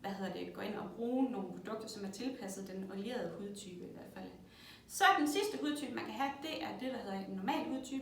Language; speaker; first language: Danish; native; Danish